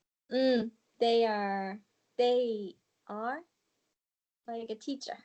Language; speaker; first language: English; non-native, learner; Japanese